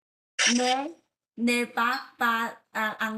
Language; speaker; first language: French; non-native, learner; Vietnamese